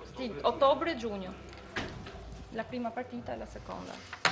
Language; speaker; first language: Italian; non-native, fluent; Albanian